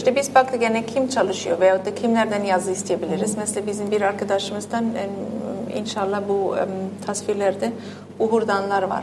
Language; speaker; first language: Turkish; non-native, fluent; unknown